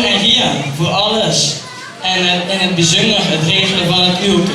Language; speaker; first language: Dutch; native; Dutch